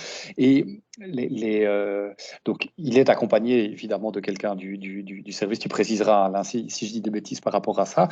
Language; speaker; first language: French; native; French